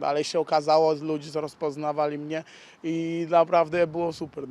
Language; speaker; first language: Polish; non-native, learner; Portuguese